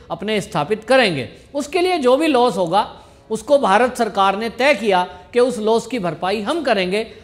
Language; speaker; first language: Hindi; native; Hindi